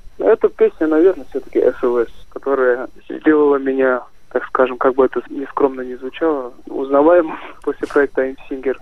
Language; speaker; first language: Russian; non-native, local second language; Kazakh